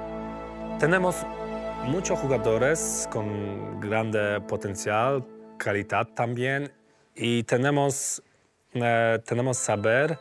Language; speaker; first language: Spanish; non-native, learner; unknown